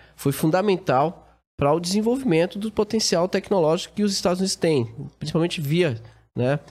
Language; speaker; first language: Portuguese; native; Portuguese